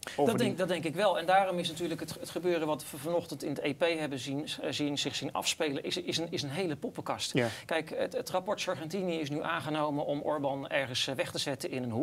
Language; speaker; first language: Dutch; native; Dutch